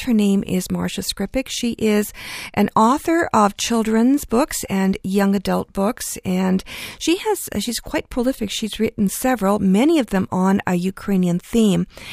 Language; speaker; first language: English; early bilingual, other home language; Ukrainian